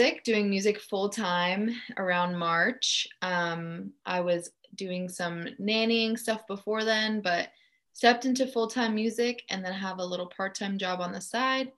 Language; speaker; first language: English; early bilingual, other home language; German